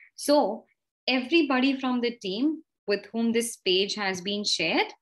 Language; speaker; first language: English; non-native, local second language; Hindi